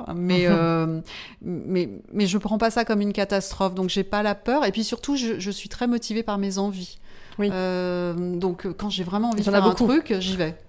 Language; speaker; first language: French; native; French